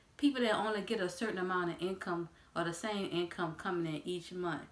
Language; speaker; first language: English; native; English